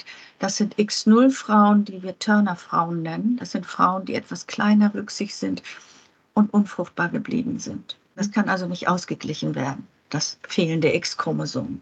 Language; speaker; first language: German; native; German